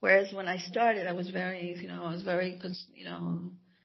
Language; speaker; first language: English; non-native, fluent; Hebrew